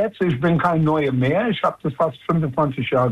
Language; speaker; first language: German; non-native, learner; English